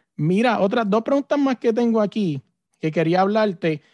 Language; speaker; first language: Spanish; native; Spanish